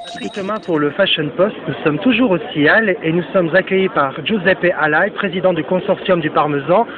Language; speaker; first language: French; native; French